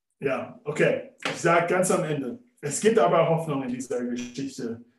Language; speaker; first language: German; non-native, fluent; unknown